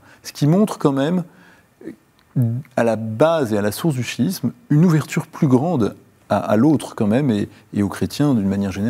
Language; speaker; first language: French; native; French